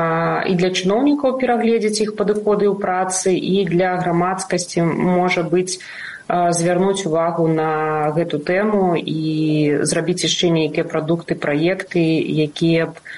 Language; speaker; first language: Belarusian; non-native, local second language; Russian